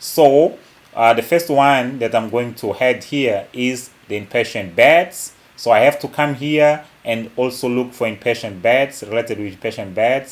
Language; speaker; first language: English; non-native, local second language; Portuguese